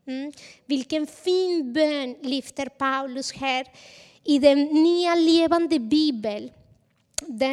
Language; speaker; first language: Swedish; non-native, fluent; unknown